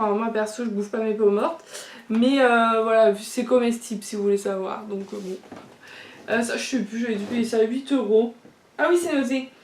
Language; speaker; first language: French; native; French